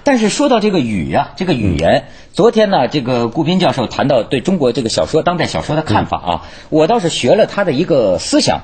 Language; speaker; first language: Chinese; native; Chinese